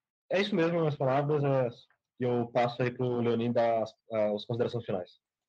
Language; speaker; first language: Portuguese; native; Portuguese